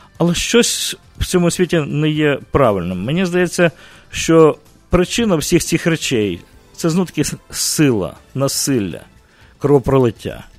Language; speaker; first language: Ukrainian; native; Ukrainian